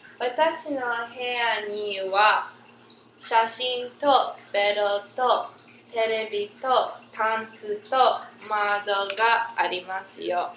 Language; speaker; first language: Japanese; non-native, learner; English